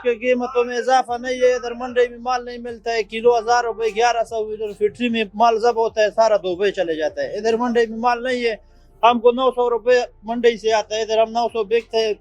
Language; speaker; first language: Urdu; non-native, local second language; Pashto